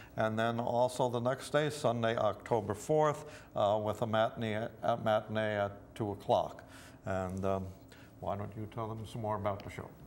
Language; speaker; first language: English; native; English